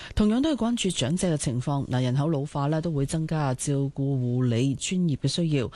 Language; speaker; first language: Chinese; non-native, local second language; Cantonese